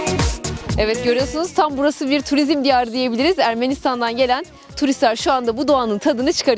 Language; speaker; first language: Turkish; native; Turkish